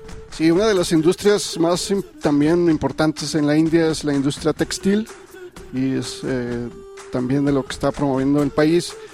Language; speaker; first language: Spanish; native; Spanish